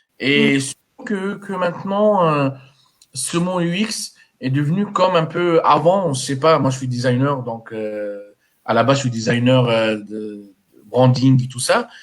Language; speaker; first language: French; non-native, local second language; Arabic